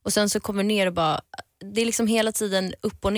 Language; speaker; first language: Swedish; native; Swedish